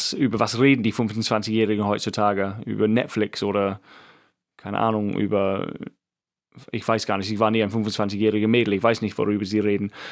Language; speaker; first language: German; non-native, fluent; English